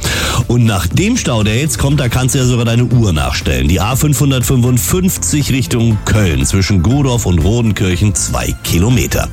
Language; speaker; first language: German; native; German